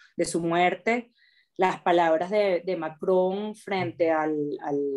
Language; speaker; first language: Spanish; native; Spanish